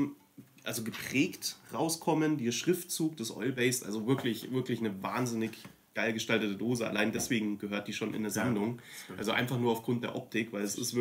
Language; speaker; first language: German; native; German